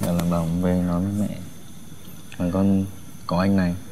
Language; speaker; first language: Vietnamese; native; Vietnamese